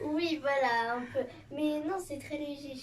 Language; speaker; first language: French; native; French